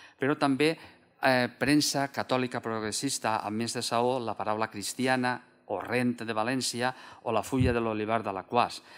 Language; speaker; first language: Catalan; native; Catalan